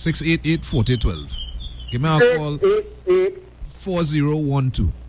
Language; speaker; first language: English; native; English